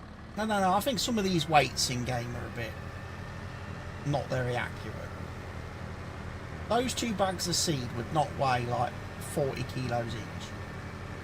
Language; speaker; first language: English; native; English